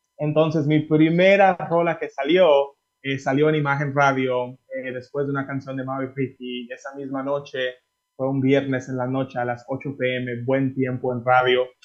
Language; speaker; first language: Spanish; early bilingual, heritage; Spanish